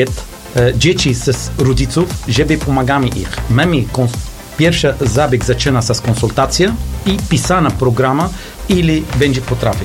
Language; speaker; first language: Polish; non-native, learner; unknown